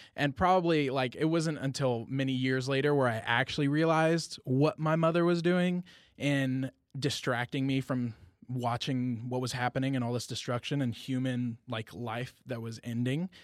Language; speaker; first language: English; native; English